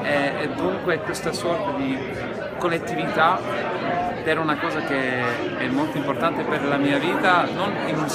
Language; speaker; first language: Italian; non-native, fluent; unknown